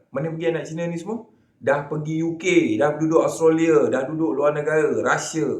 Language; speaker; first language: Malay; native; Malay